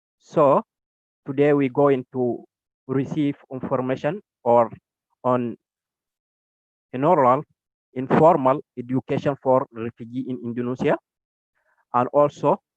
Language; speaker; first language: English; non-native, learner; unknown